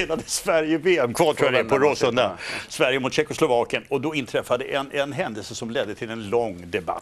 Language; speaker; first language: Swedish; native; Swedish